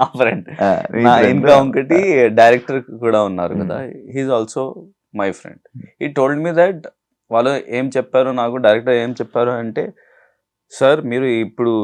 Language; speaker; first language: Telugu; non-native, learner; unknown